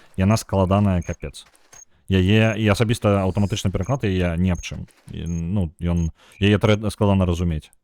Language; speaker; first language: Belarusian; non-native, local second language; Russian